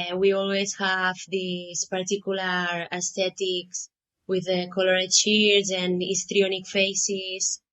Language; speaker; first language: English; non-native, fluent; Catalan